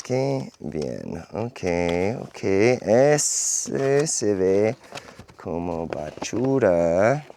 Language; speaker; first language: Spanish; non-native, learner; English